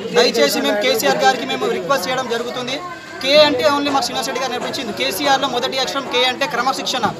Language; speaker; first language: Telugu; native; Telugu